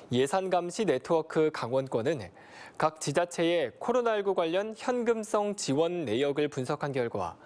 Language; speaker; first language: Korean; native; Korean